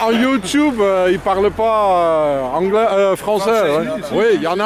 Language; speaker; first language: French; non-native, fluent; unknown